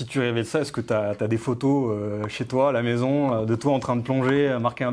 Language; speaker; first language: French; native; French